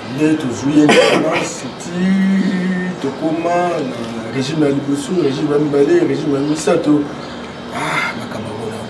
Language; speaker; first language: Lingala; non-native, local second language; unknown